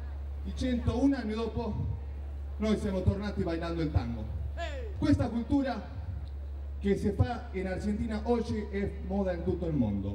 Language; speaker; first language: Italian; non-native, learner; Spanish